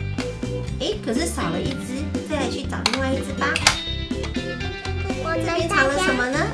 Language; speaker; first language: Chinese; native; Chinese